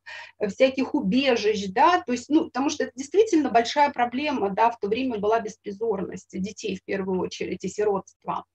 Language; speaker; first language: Russian; native; Russian